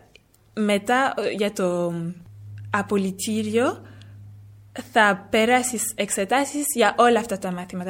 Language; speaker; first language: Greek; early bilingual, heritage; French